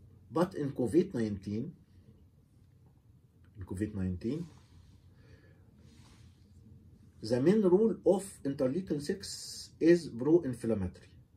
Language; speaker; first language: English; non-native, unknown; Arabic